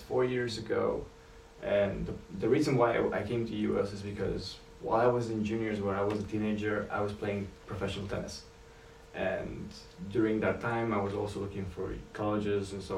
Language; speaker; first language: English; non-native, fluent; Romanian